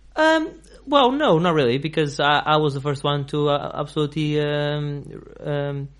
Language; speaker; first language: English; non-native, fluent; Portuguese